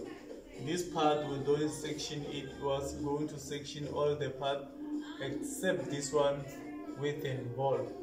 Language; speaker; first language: English; non-native, local second language; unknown